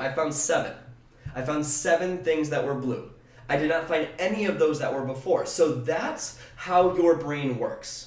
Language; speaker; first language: English; native; English